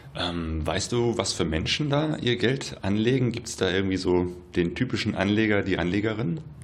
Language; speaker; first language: German; native; German